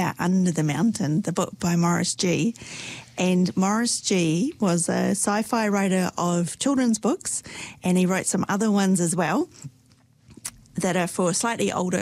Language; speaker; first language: English; native; English